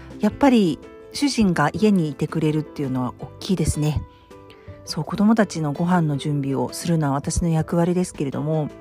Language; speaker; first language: Japanese; native; Japanese